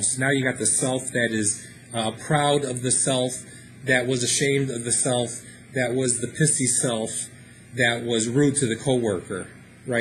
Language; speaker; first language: English; native; English